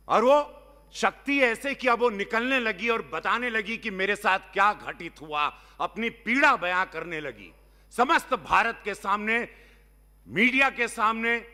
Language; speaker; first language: Hindi; native; Hindi